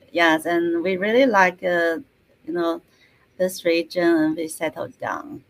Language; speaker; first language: English; non-native, fluent; Chinese